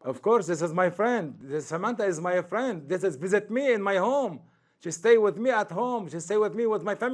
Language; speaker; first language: English; non-native, learner; Arabic